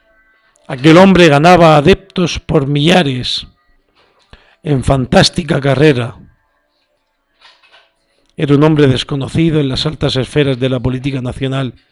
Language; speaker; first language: Spanish; native; Spanish